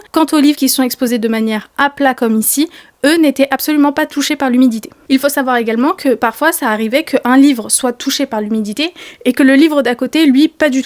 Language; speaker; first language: French; native; French